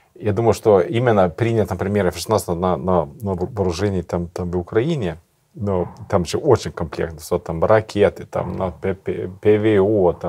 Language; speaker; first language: Russian; non-native, learner; Swedish